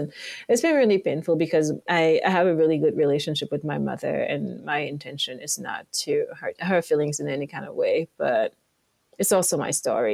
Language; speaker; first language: English; non-native, local second language; French